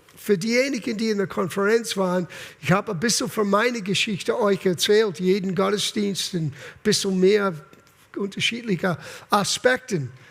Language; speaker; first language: German; non-native, fluent; English